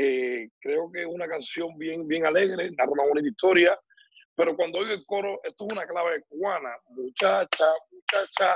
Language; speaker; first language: Spanish; native; Spanish